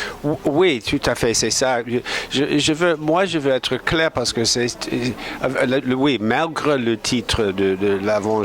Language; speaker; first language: French; non-native, fluent; English